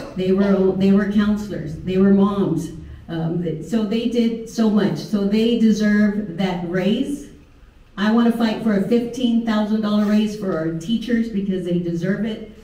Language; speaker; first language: English; early bilingual, other home language; Spanish